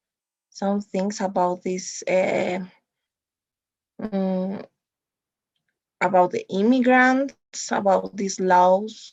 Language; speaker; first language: English; non-native, learner; Spanish